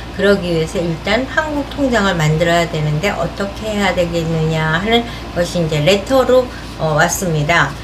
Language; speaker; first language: Korean; native; Korean